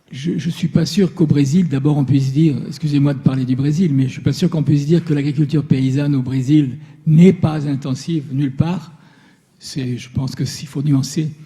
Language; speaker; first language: French; native; French